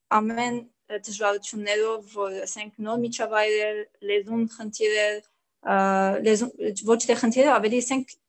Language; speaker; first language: Armenian; early bilingual, heritage; Armenian